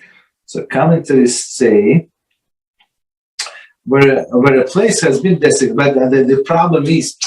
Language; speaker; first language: English; non-native, fluent; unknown